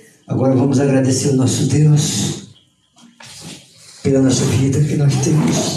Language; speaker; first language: Portuguese; native; Portuguese